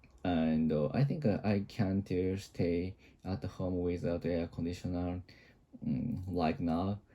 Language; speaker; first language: English; non-native, learner; Japanese